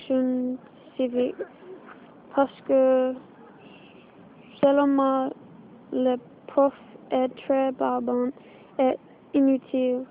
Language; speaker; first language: French; non-native, learner; English